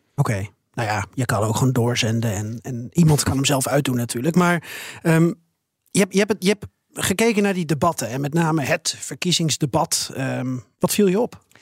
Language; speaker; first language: Dutch; native; Dutch